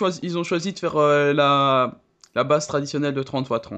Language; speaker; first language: French; native; French